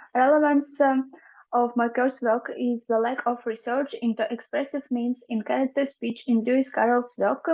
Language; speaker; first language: English; non-native, fluent; Ukrainian